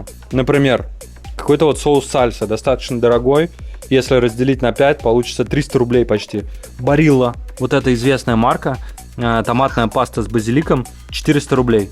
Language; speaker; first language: Russian; native; Russian